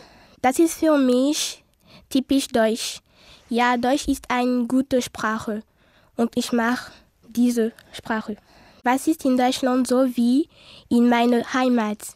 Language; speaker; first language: German; non-native, learner; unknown